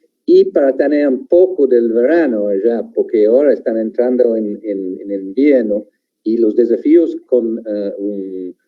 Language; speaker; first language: Spanish; non-native, fluent; English